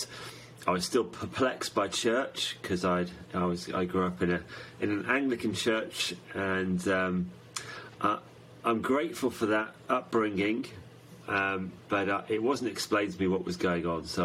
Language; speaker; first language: English; native; English